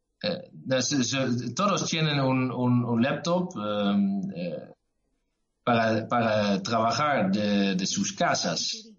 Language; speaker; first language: Spanish; non-native, learner; Dutch